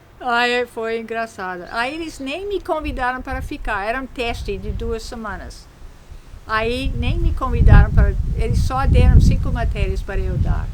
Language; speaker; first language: Portuguese; non-native, fluent; English